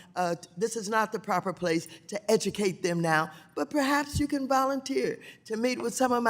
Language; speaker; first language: English; native; English